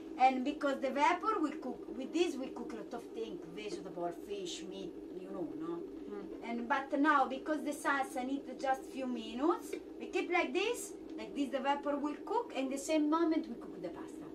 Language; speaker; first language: English; non-native, learner; Italian